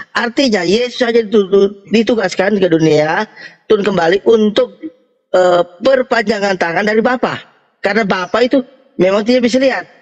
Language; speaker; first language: Indonesian; native; Indonesian